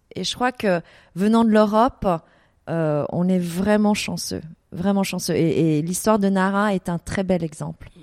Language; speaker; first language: French; early bilingual, other home language; Vietnamese